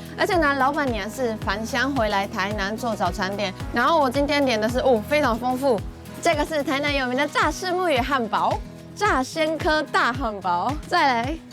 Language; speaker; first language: Chinese; non-native, fluent; Japanese